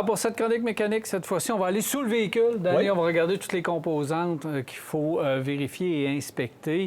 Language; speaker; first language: French; native; French